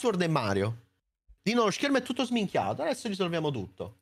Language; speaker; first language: Italian; native; Italian